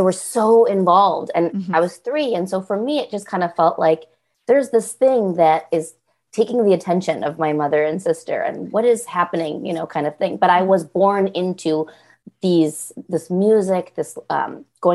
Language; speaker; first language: English; native; English